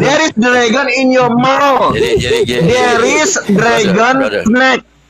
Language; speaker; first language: English; non-native, learner; Indonesian